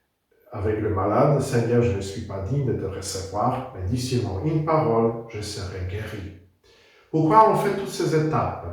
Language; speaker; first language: French; non-native, fluent; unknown